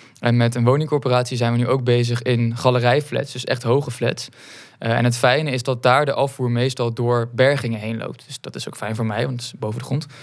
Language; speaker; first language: Dutch; native; Dutch